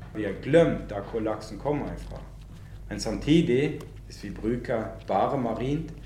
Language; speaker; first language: Norwegian; non-native, fluent; German